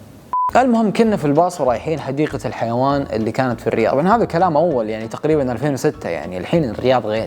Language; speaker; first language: Arabic; native; Arabic